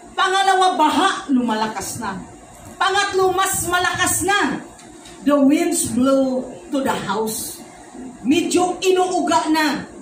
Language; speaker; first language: Filipino; non-native, local second language; Cebuano